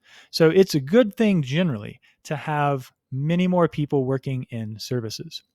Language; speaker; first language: English; native; English